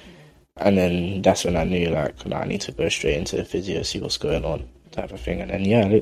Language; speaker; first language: English; native; English